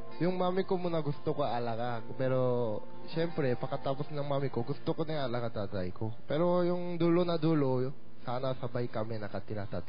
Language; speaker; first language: Filipino; non-native, learner; Korean